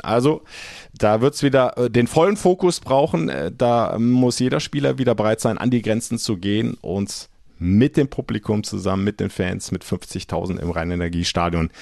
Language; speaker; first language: German; native; German